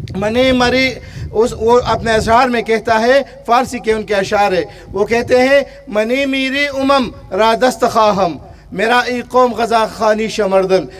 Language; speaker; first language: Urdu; non-native, local second language; Pashto